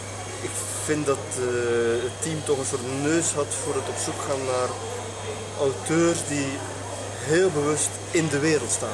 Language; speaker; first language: Dutch; non-native, fluent; French